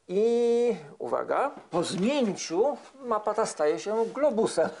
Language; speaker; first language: Polish; native; Polish